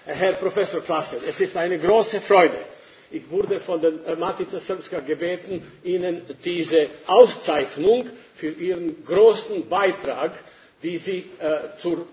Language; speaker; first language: German; non-native, fluent; Serbian